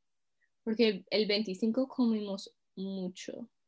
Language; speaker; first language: Spanish; non-native, fluent; English